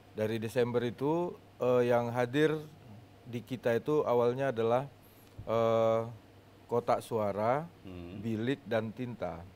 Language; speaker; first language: Indonesian; native; Indonesian